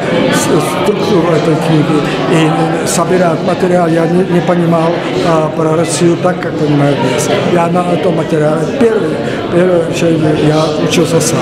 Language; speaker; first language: Russian; non-native, learner; Czech